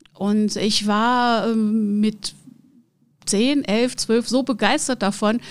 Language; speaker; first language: German; non-native, fluent; Portuguese